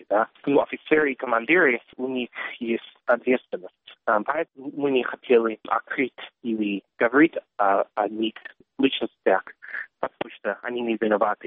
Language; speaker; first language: Russian; non-native, learner; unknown